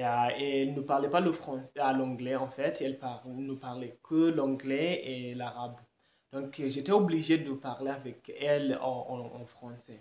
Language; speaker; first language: French; non-native, fluent; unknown